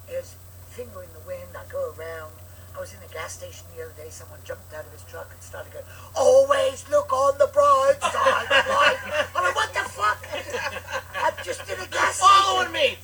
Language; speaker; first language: English; native; English